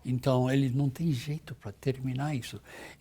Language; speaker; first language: Portuguese; non-native, fluent; English